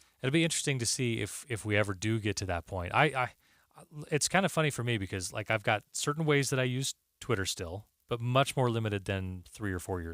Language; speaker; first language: English; native; English